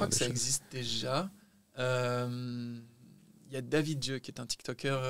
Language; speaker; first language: French; native; French